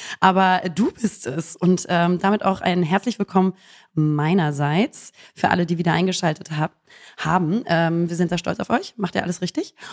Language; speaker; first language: German; native; German